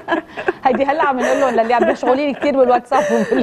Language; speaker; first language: Arabic; native; Arabic